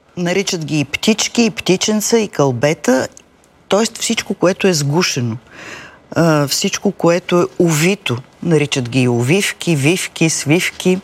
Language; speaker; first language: Bulgarian; native; Bulgarian